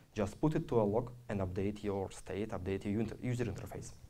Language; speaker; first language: English; non-native, fluent; Russian